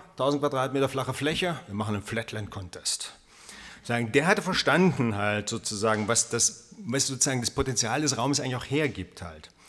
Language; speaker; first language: German; native; German